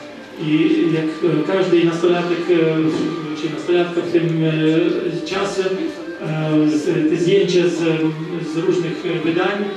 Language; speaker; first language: Polish; non-native, fluent; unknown